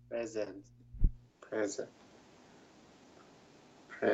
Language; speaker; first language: English; non-native, learner; Chinese